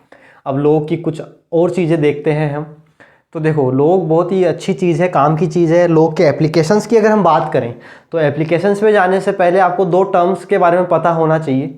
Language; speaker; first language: Hindi; native; Hindi